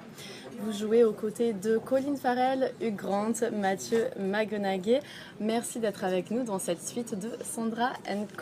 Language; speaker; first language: French; native; French